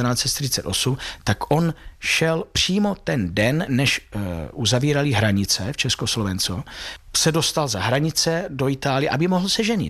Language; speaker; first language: Czech; non-native, fluent; Italian